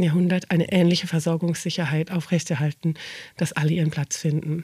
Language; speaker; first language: German; native; German